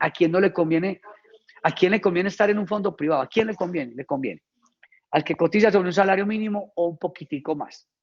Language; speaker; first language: Spanish; native; Spanish